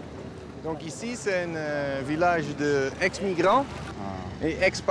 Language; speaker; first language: French; non-native, fluent; Dutch